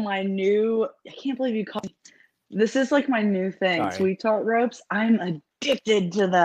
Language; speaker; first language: English; native; English